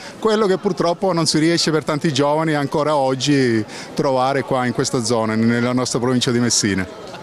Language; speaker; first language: Italian; native; Italian